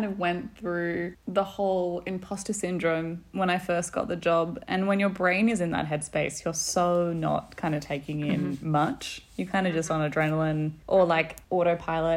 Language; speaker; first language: English; native; English